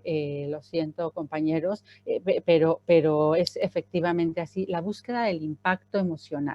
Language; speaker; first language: Spanish; native; Spanish